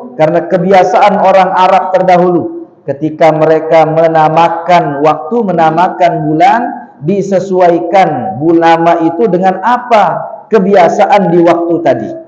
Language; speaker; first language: Malay; non-native, local second language; Sasak